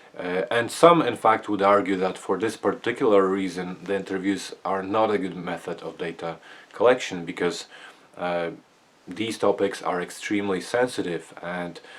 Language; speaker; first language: English; non-native, fluent; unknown